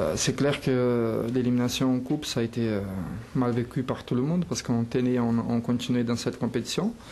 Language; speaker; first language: French; non-native, fluent; Portuguese